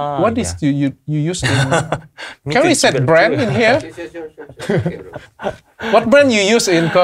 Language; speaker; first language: English; non-native, learner; Indonesian